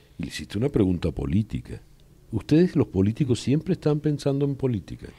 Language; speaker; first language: Spanish; native; Spanish